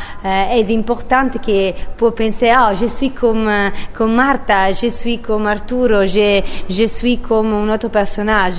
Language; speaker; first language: French; non-native, learner; Italian